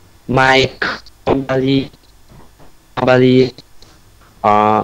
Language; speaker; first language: English; non-native, learner; Vietnamese